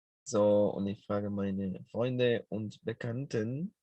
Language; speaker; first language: German; non-native, fluent; Spanish